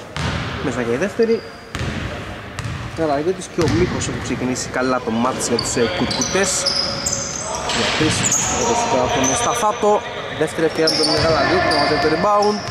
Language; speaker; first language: Greek; native; Greek